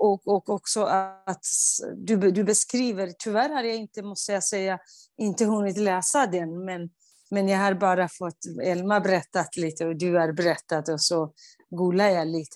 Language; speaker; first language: Swedish; non-native, fluent; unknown